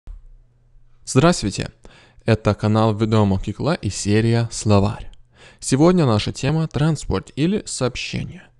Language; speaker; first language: Russian; non-native, fluent; Lithuanian